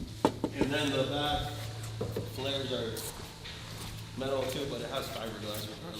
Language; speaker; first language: English; native; English